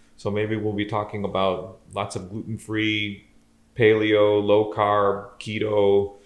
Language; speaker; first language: English; native; English